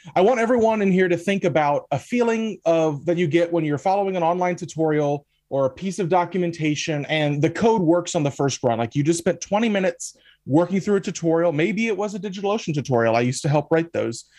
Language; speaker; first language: English; native; English